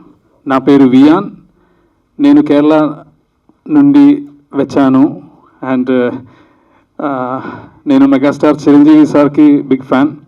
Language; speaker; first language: Telugu; non-native, learner; Malayalam